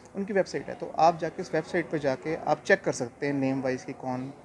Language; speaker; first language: Hindi; native; Hindi